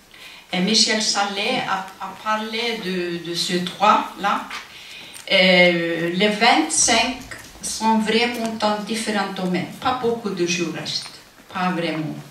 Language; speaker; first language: French; non-native, learner; Icelandic